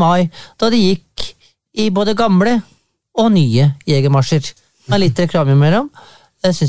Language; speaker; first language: Norwegian; native; Norwegian